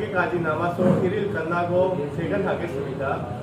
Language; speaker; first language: Korean; non-native, learner; Urdu